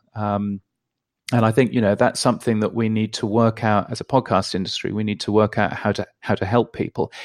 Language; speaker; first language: English; native; English